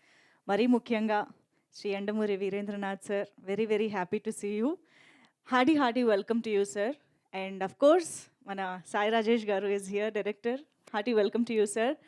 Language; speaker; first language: Telugu; native; Telugu